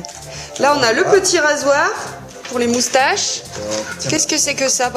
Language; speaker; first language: French; native; French